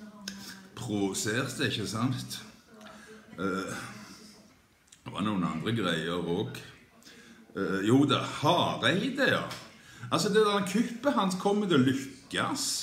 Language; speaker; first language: Norwegian; native; Norwegian